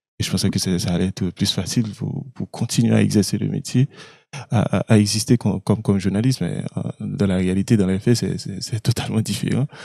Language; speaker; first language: French; non-native, local second language; Haitian Creole